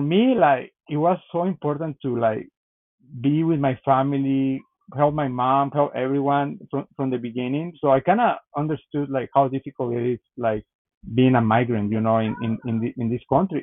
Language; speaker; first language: English; non-native, fluent; Spanish